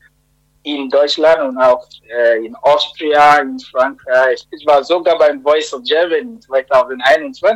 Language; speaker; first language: German; non-native, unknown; Akan